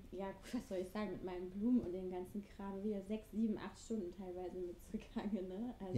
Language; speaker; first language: German; native; German